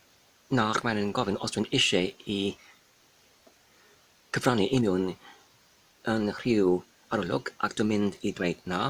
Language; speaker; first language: Welsh; non-native, learner; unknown